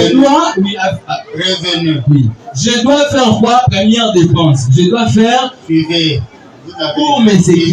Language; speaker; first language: French; non-native, local second language; Lingala